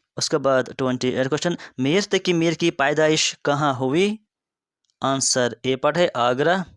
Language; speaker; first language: Urdu; non-native, local second language; Kashmiri